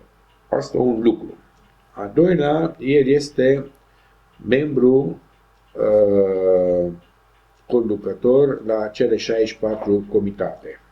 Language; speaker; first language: Romanian; non-native, local second language; Hungarian